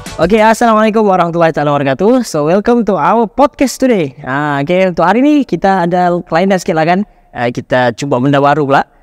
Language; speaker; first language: Malay; native; Malay